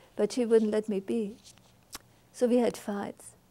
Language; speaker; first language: English; non-native, fluent; German